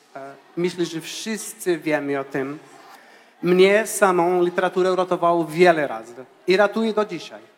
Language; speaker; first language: Polish; non-native, fluent; Portuguese